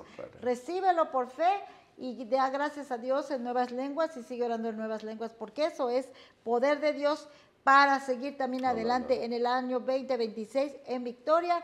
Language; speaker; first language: Spanish; native; Spanish